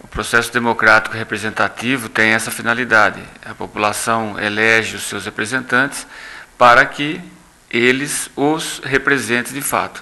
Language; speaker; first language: Portuguese; native; Portuguese